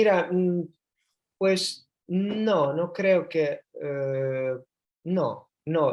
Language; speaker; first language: Spanish; early bilingual, heritage; Spanish